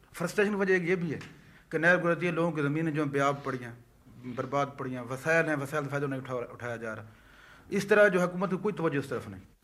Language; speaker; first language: Urdu; non-native, local second language; Punjabi